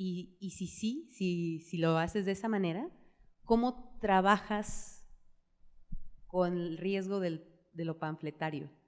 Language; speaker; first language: Spanish; native; Spanish